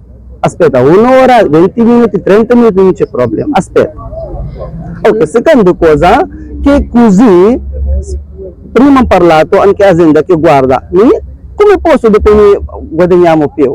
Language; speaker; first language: Italian; non-native, learner; Urdu